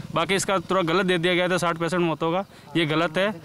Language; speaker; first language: Hindi; native; Hindi